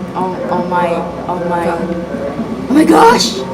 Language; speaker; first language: English; non-native, learner; Indonesian